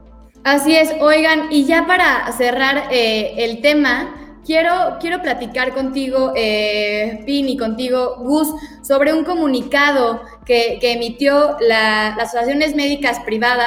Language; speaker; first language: Spanish; native; Spanish